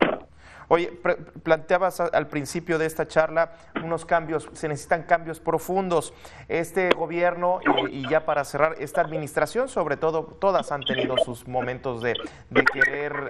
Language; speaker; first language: Spanish; native; Spanish